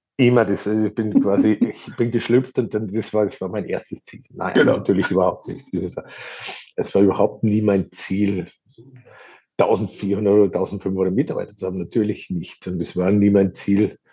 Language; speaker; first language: German; native; German